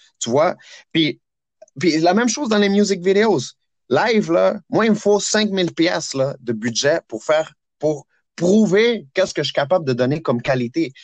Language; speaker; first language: French; early bilingual, other home language; Spanish